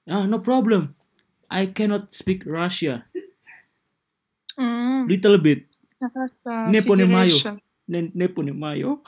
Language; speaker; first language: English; non-native, learner; Indonesian